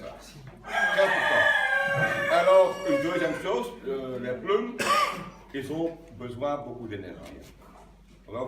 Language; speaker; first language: French; non-native, local second language; Dutch